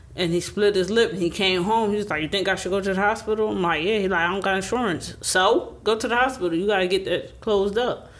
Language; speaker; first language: English; native; English